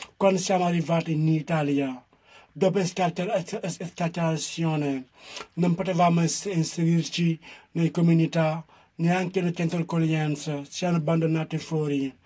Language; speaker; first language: Italian; non-native, fluent; Wolof